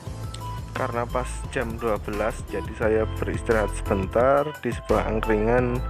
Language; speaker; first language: Indonesian; non-native, local second language; Javanese